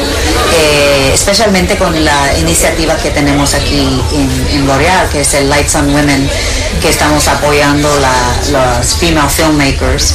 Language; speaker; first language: Spanish; early bilingual, heritage; English